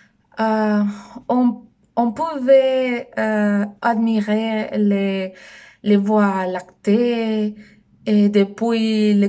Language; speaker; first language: French; non-native, learner; Spanish